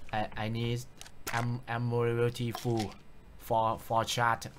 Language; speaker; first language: English; non-native, learner; Thai